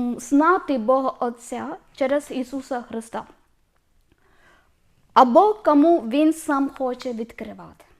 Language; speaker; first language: Ukrainian; non-native, learner; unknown